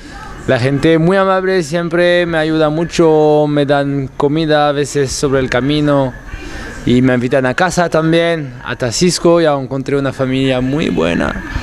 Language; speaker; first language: Spanish; non-native, learner; French